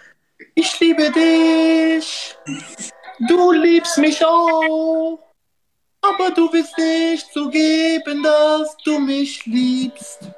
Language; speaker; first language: German; non-native, learner; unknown